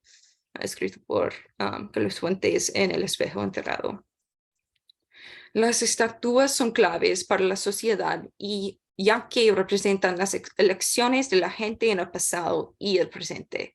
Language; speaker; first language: Spanish; non-native, learner; English